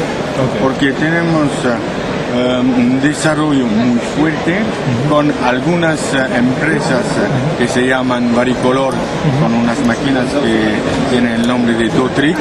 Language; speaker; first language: Spanish; non-native, learner; French